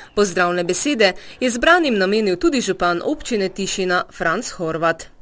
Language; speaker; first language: Slovenian; native; Slovenian